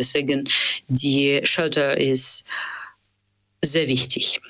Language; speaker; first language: German; non-native, learner; Russian